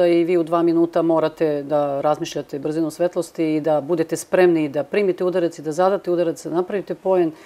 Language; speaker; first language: Serbian; native; Serbian